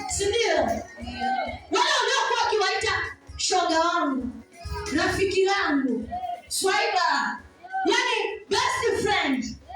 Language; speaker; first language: Swahili; non-native, local second language; Kamba